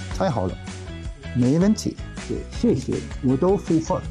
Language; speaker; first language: Chinese; non-native, learner; German